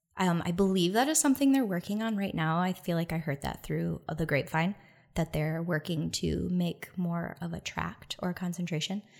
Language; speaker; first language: English; native; English